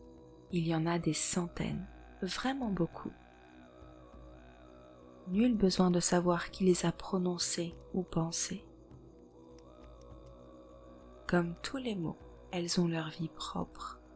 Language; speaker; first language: French; native; French